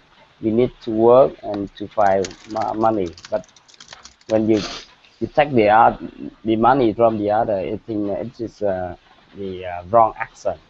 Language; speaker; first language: English; non-native, learner; Vietnamese